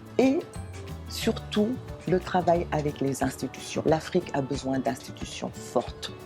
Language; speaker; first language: French; non-native, local second language; Wolof